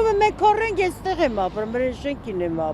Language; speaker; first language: Armenian; native; Armenian